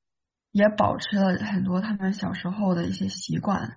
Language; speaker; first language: Chinese; early bilingual, heritage; Chinese